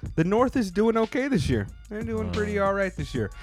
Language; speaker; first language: English; native; English